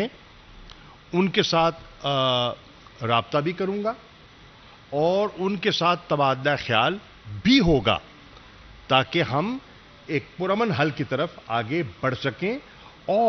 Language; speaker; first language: Urdu; non-native, local second language; Saraiki